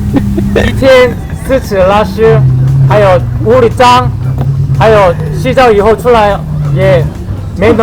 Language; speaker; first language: Chinese; non-native, learner; Korean